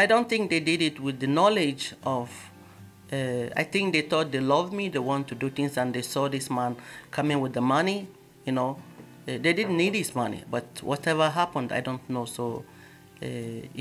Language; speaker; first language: English; non-native, local second language; Igbo